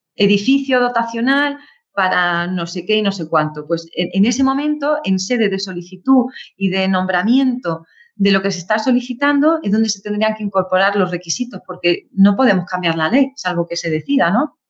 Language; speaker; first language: Spanish; native; Spanish